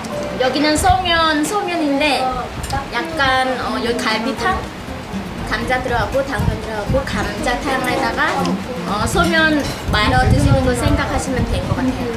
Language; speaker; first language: Korean; non-native, fluent; Vietnamese